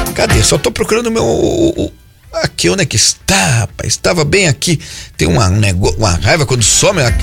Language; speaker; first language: Portuguese; native; Portuguese